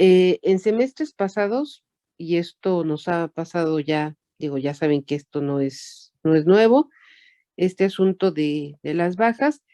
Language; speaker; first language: Spanish; native; Spanish